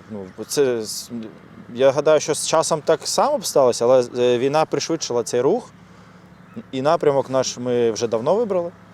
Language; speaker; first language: Ukrainian; non-native, local second language; Russian